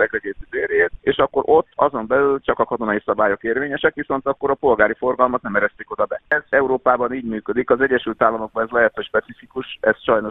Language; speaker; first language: Hungarian; native; Hungarian